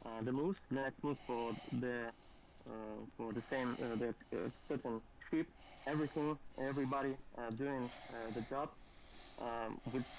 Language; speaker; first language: English; non-native, learner; Russian